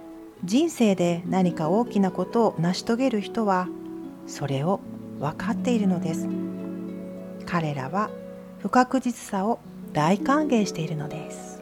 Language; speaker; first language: Japanese; native; Japanese